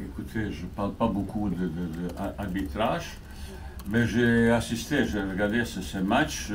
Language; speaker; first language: French; non-native, fluent; Bosnian